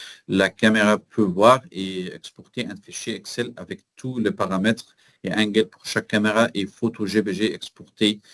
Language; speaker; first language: French; non-native, learner; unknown